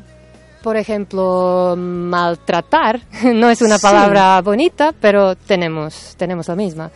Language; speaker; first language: Spanish; non-native, fluent; Serbian